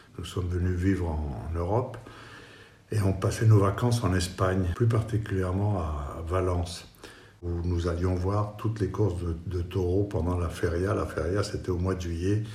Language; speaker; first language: French; non-native, fluent; Spanish